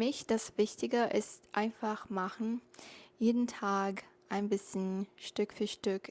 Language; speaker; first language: German; non-native, learner; Portuguese